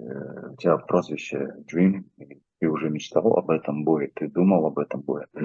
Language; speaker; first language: Russian; native; Russian